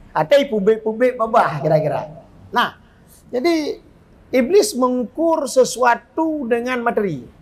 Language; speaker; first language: Malay; non-native, local second language; Achinese